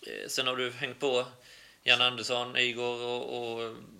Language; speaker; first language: Swedish; native; Swedish